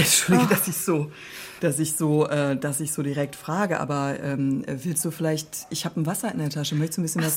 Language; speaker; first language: German; native; German